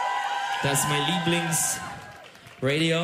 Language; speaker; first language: German; non-native, learner; Turkish